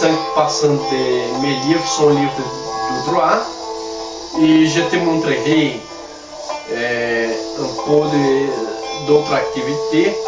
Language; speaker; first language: French; non-native, learner; Spanish